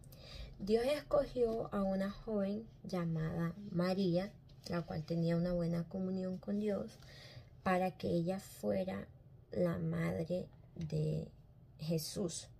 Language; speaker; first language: Spanish; native; Spanish